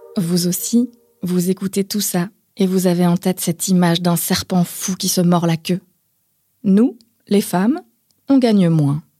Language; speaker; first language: French; native; French